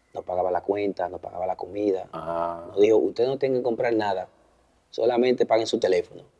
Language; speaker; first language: Spanish; native; Spanish